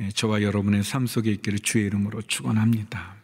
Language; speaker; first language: Korean; native; Korean